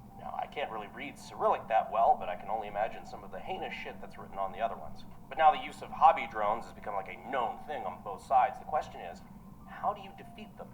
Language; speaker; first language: English; native; English